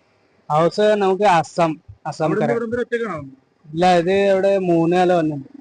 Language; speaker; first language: Malayalam; non-native, learner; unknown